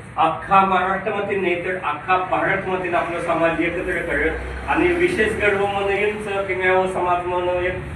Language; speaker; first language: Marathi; non-native, local second language; Rajasthani